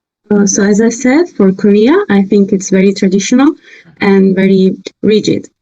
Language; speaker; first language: English; non-native, fluent; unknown